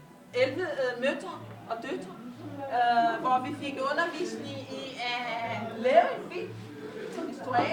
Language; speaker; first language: Danish; non-native, fluent; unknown